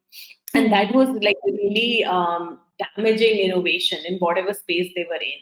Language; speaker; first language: English; non-native, local second language; Hindi